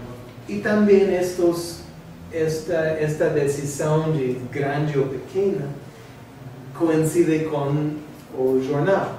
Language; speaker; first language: Portuguese; non-native, fluent; English